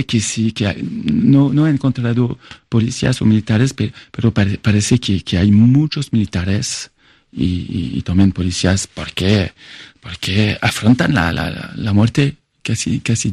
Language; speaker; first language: Spanish; non-native, fluent; French